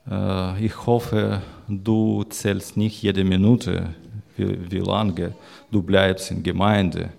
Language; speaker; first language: German; non-native, learner; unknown